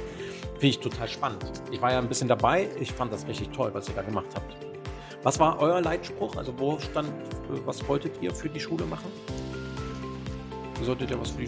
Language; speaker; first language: German; native; German